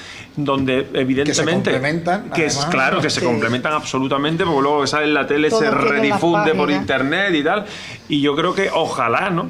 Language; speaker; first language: Spanish; native; Spanish